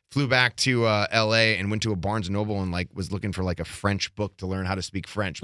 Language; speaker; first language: English; native; English